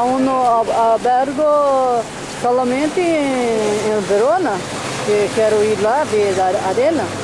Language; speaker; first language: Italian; non-native, learner; Portuguese